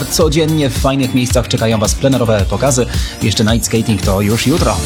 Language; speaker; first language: Polish; native; Polish